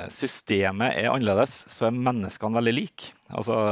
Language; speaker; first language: Norwegian; native; Norwegian